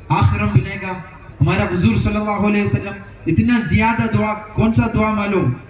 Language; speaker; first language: Urdu; non-native, local second language; Malayalam